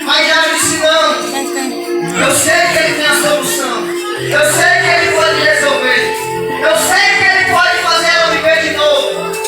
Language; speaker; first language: Portuguese; native; Portuguese